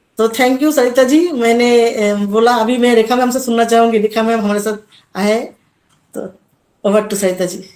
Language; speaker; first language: Hindi; non-native, local second language; Assamese